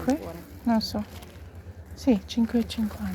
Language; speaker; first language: Italian; non-native, learner; English